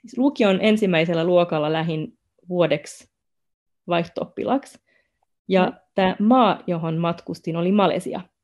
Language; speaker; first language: Finnish; non-native, local second language; Swedish